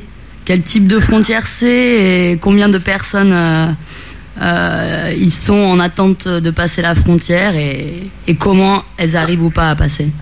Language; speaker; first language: French; non-native, fluent; Italian